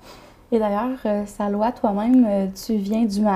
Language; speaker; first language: French; native; French